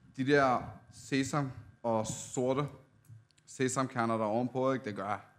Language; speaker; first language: Danish; early bilingual, other home language; Turkish